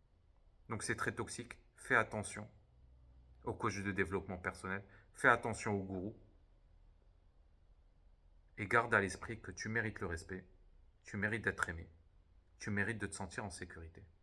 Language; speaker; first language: French; native; French